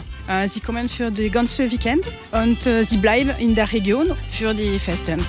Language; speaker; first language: German; non-native, learner; French